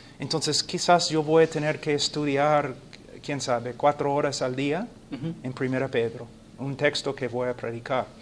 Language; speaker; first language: Spanish; non-native, fluent; English